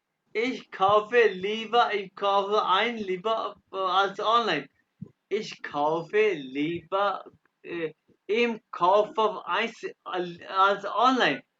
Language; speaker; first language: German; non-native, fluent; Urdu